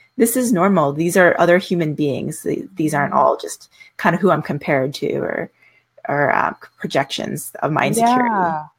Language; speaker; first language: English; native; English